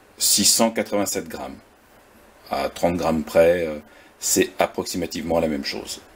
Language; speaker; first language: French; native; French